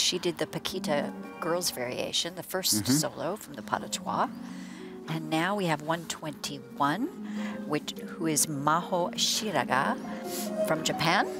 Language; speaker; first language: English; native; English